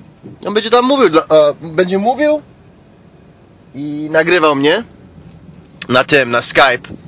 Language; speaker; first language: Polish; early bilingual, heritage; Polish